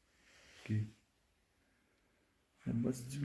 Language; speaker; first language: French; non-native, learner; Russian